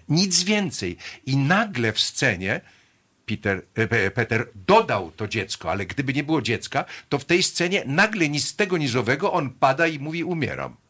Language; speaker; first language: Polish; native; Polish